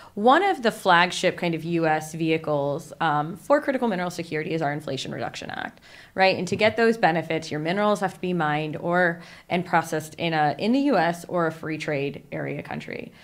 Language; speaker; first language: English; native; English